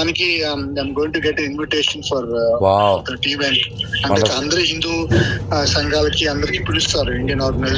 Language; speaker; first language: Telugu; native; Telugu